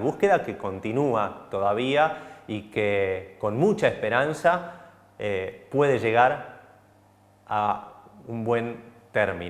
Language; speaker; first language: Spanish; native; Spanish